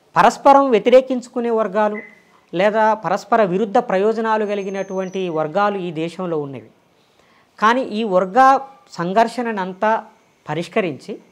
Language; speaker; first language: Telugu; native; Telugu